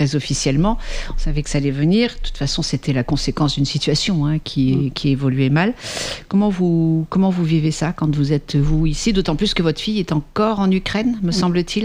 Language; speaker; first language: French; native; French